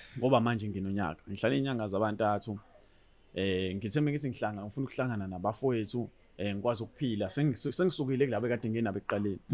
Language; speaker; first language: Zulu; native; Zulu